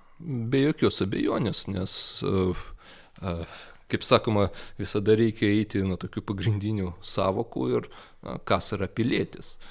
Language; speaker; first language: Lithuanian; non-native, local second language; Russian